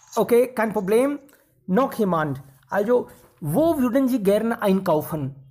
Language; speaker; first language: German; non-native, fluent; Hindi